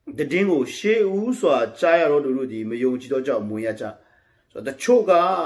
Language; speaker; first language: Burmese; non-native, local second language; Kachin